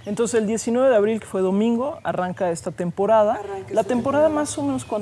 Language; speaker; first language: Spanish; native; Spanish